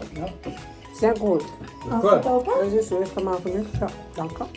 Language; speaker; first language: German; non-native, learner; Thai